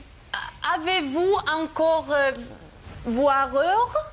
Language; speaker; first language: French; non-native, learner; German